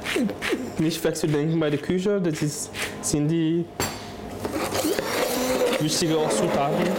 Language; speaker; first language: German; non-native, fluent; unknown